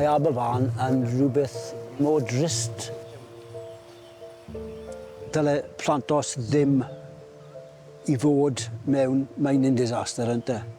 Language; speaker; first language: Welsh; non-native, fluent; English